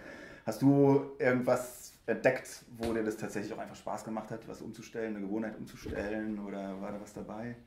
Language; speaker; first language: German; native; German